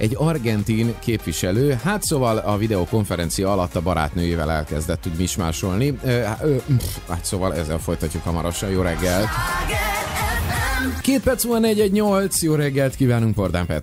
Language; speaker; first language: Hungarian; native; Hungarian